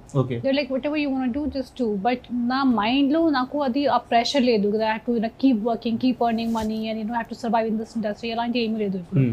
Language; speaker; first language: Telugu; non-native, local second language; Hindi